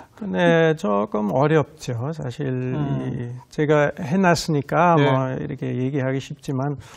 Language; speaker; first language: Korean; non-native, fluent; German